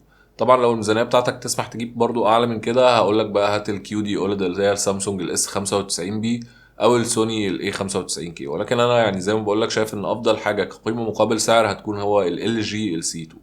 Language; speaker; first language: Arabic; native; Arabic